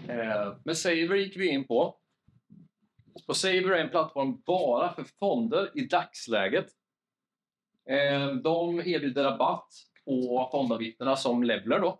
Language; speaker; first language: Swedish; native; Swedish